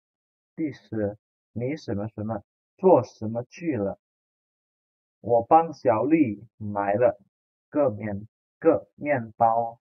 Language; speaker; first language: Chinese; non-native, fluent; Indonesian